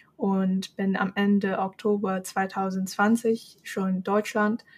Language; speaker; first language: German; non-native, fluent; Chinese